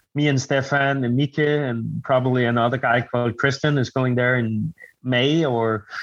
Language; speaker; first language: English; non-native, fluent; Danish